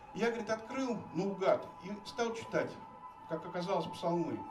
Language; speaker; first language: Russian; native; Russian